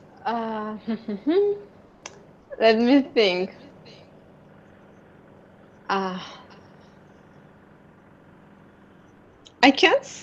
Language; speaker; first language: English; non-native, learner; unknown